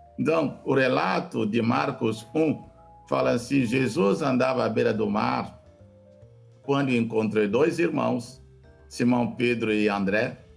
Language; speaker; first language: Portuguese; non-native, fluent; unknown